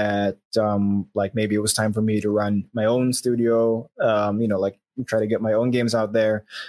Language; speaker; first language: English; non-native, local second language; Filipino